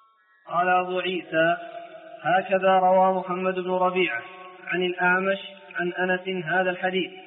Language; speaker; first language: Arabic; native; Arabic